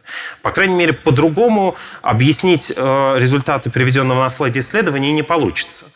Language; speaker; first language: Russian; native; Russian